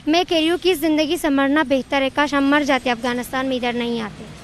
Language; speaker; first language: Hindi; non-native, learner; Persian